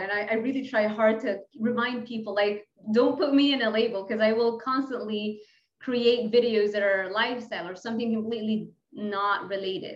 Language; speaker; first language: English; non-native, fluent; Arabic